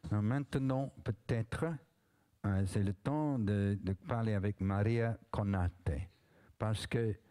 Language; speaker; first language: French; non-native, learner; English